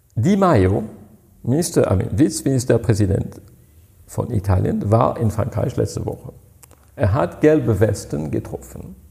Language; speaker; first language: German; non-native, fluent; French